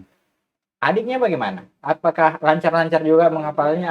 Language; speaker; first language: Indonesian; native; Indonesian